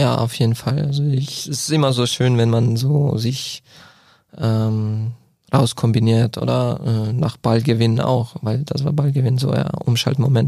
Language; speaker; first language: German; non-native, fluent; Croatian